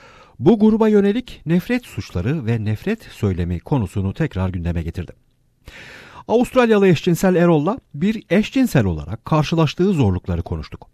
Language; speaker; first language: Turkish; native; Turkish